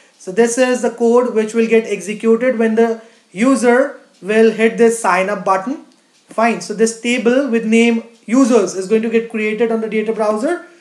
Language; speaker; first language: English; non-native, local second language; Hindi